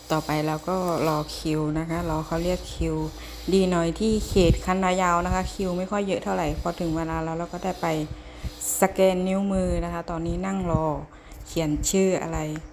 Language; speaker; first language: Thai; native; Thai